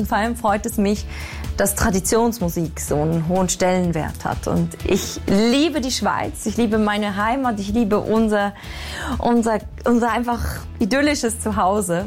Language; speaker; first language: German; native; German